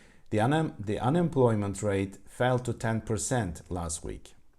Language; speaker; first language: English; non-native, fluent; Turkish